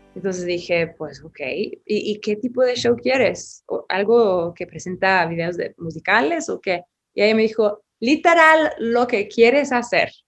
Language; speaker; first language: Spanish; non-native, learner; English